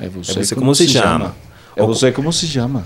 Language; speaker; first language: Portuguese; non-native, learner; Spanish